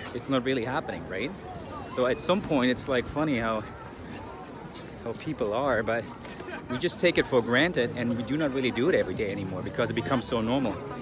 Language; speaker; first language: English; non-native, fluent; German